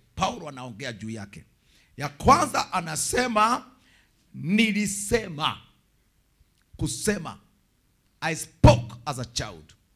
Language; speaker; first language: English; non-native, local second language; Kikuyu